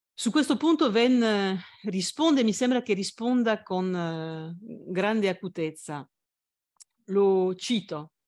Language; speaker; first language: Italian; non-native, fluent; French